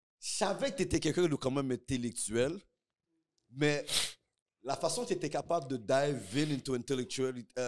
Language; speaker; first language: French; native; French